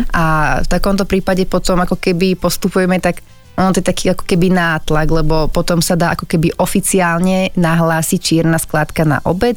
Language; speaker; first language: Slovak; native; Slovak